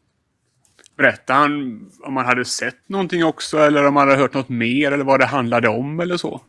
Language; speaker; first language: Swedish; native; Swedish